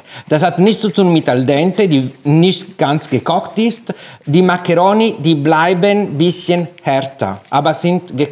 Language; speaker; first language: German; non-native, fluent; Italian